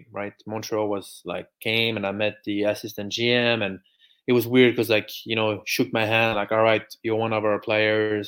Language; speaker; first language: English; non-native, fluent; French